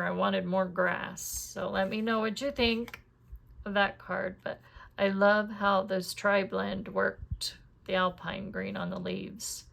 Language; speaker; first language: English; native; English